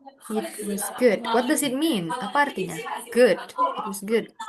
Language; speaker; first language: English; non-native, fluent; Indonesian